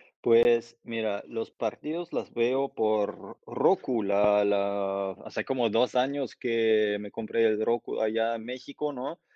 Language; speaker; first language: Spanish; non-native, fluent; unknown